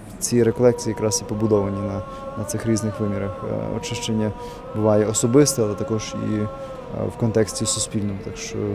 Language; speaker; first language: Ukrainian; native; Ukrainian